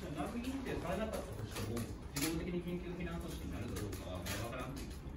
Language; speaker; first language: Japanese; native; Japanese